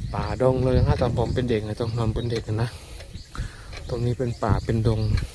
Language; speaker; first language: Thai; non-native, local second language; Northeastern Thai